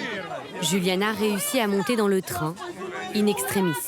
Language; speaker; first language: French; native; French